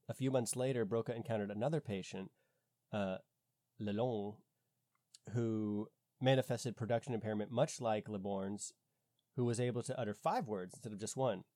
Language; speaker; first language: English; native; English